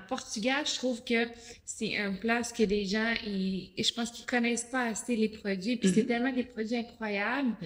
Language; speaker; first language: French; native; French